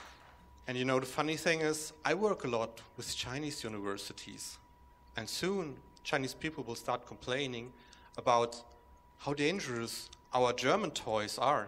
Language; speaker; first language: English; non-native, fluent; German